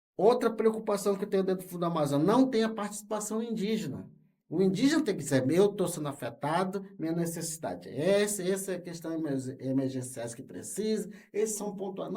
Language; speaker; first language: Portuguese; non-native, local second language; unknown